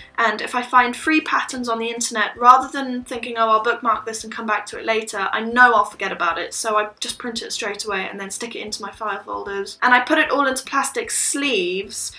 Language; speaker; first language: English; native; English